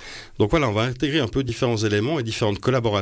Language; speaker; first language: French; native; French